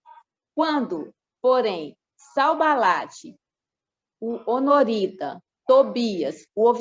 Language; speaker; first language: Portuguese; native; Portuguese